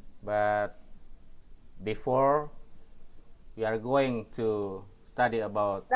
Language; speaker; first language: English; non-native, learner; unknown